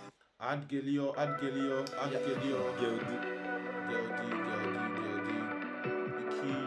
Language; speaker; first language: Turkish; non-native, learner; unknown